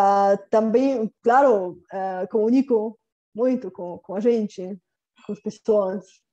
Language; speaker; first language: Portuguese; non-native, fluent; Bulgarian